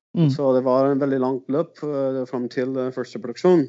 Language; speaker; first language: Norwegian; non-native, fluent; English